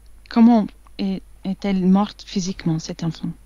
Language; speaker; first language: French; non-native, fluent; Italian